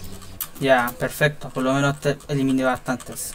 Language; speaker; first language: Spanish; native; Spanish